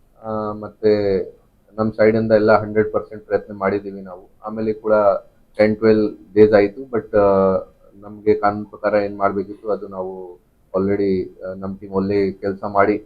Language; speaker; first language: Kannada; non-native, fluent; Hindi